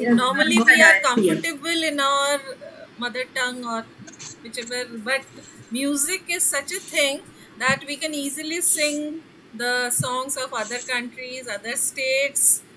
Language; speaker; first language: English; non-native, local second language; Hindi